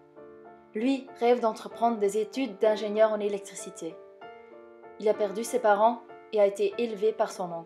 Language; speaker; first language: French; native; French